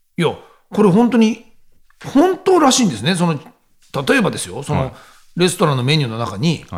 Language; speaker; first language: Japanese; native; Japanese